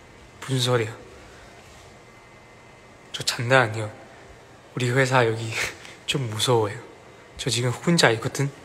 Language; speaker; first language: Korean; non-native, learner; Chinese